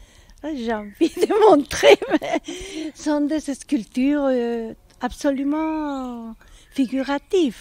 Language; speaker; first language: French; non-native, fluent; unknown